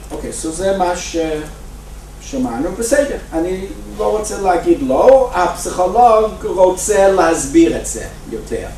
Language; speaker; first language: Hebrew; non-native, fluent; English